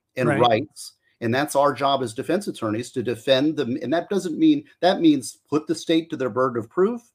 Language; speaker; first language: English; native; English